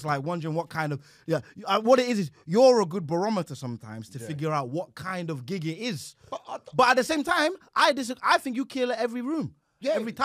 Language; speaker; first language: English; non-native, local second language; Yoruba